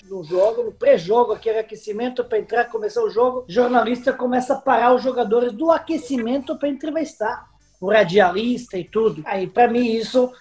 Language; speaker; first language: Portuguese; non-native, fluent; Serbian